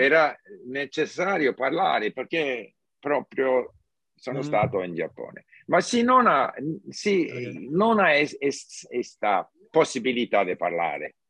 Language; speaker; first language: Italian; non-native, learner; English